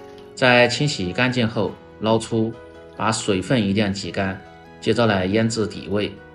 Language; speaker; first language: Chinese; native; Chinese